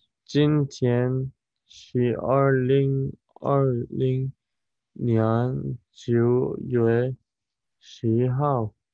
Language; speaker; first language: Chinese; non-native, learner; Korean